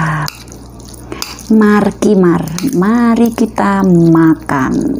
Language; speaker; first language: Indonesian; non-native, local second language; Javanese